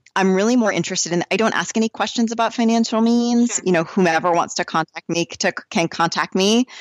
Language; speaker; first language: English; native; English